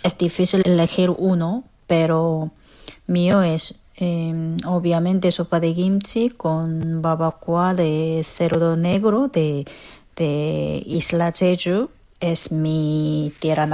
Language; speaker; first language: Spanish; non-native, learner; Korean